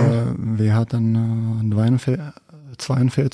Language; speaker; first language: German; non-native, fluent; Czech